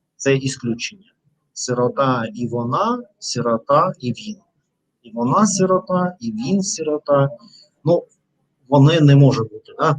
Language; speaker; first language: Ukrainian; non-native, local second language; Russian